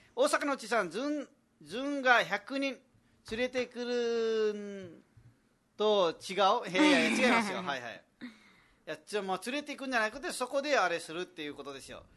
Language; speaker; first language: Japanese; non-native, fluent; Nepali